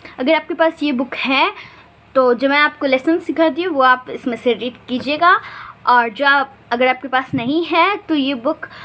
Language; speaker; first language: Hindi; native; Hindi